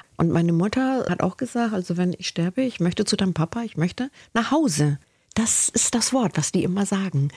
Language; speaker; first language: German; early bilingual, other home language; Spanish